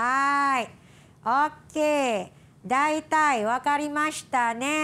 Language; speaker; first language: Japanese; non-native, fluent; Malay